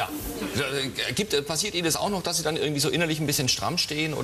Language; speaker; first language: German; native; German